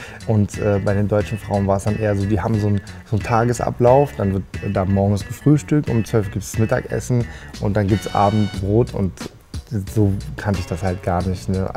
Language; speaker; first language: German; early bilingual, other home language; Turkish